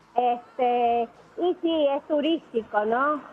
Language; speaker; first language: Spanish; native; Spanish